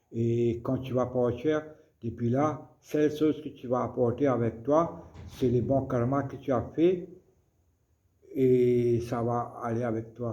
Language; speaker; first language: French; non-native, local second language; Morisyen